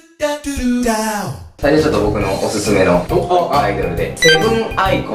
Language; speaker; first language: Japanese; native; Japanese